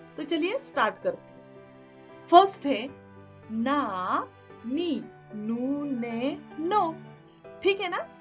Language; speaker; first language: Hindi; non-native, local second language; Marathi